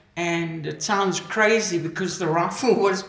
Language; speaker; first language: English; native; English